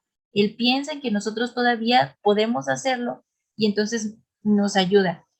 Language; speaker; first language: Spanish; native; Spanish